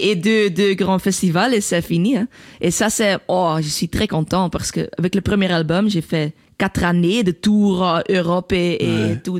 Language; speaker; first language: French; non-native, local second language; Dutch